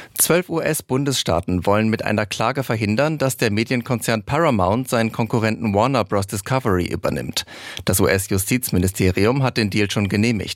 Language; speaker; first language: German; native; German